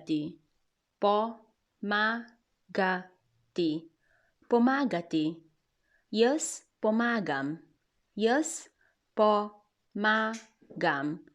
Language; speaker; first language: Slovenian; non-native, learner; Chinese